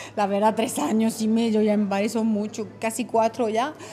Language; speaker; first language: Spanish; non-native, fluent; French